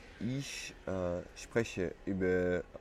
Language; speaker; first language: German; non-native, learner; French